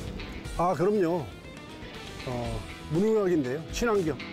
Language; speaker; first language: Korean; native; Korean